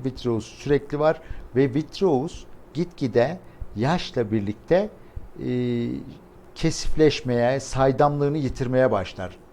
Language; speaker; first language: Turkish; native; Turkish